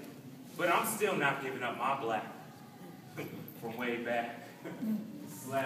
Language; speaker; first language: English; native; English